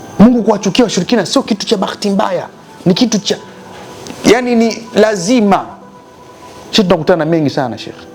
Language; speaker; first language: Swahili; native; Swahili